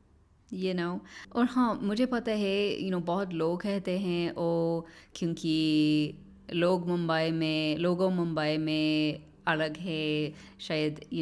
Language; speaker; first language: Hindi; non-native, learner; English